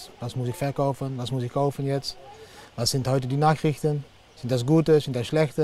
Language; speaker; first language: German; non-native, learner; Dutch